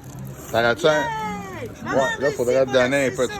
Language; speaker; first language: French; native; French